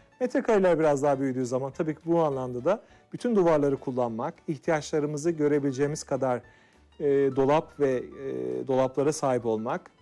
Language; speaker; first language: Turkish; native; Turkish